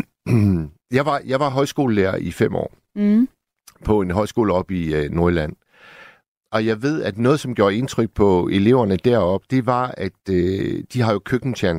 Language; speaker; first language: Danish; native; Danish